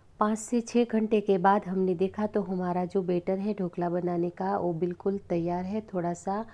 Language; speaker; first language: Hindi; non-native, local second language; Gujarati